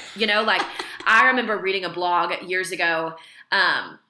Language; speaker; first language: English; native; English